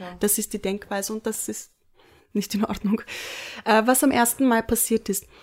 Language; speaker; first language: German; early bilingual, other home language; Turkish